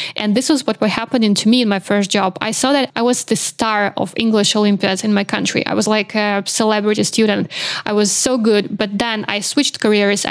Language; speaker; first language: English; non-native, fluent; Belarusian